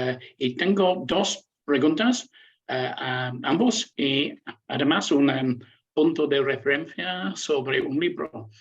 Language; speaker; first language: Spanish; non-native, learner; English